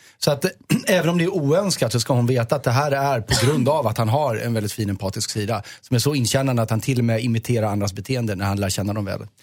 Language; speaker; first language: Swedish; native; Swedish